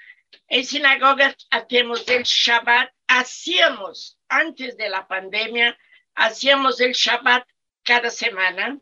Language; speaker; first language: Spanish; non-native, fluent; Portuguese